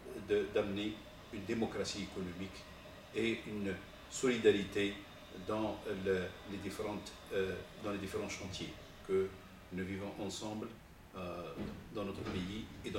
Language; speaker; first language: French; non-native, local second language; Arabic